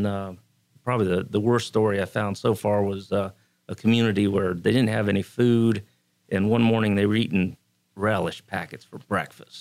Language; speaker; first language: English; native; English